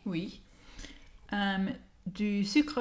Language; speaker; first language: French; non-native, learner; English